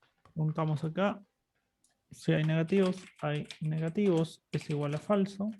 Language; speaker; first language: Spanish; native; Spanish